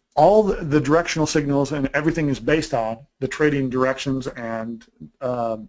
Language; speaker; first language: English; native; English